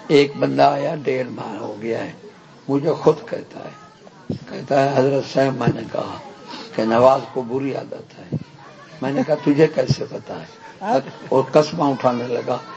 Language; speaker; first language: Urdu; non-native, local second language; Punjabi